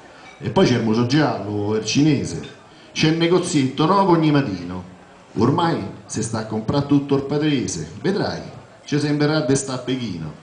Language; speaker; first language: Italian; native; Italian